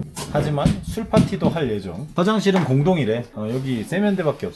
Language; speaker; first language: Korean; native; Korean